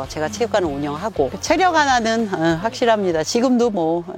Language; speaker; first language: Korean; native; Korean